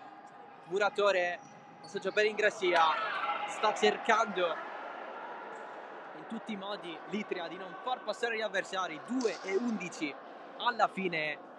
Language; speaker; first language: Italian; native; Italian